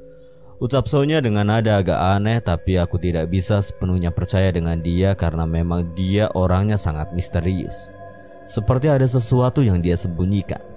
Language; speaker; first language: Indonesian; native; Indonesian